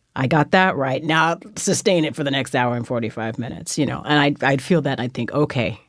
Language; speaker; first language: English; native; English